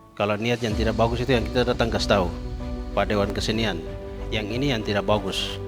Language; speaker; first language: Indonesian; non-native, local second language; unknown